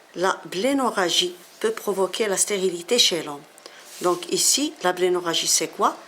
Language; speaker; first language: French; non-native, local second language; Arabic